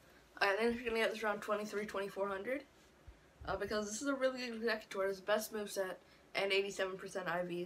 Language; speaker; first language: English; native; English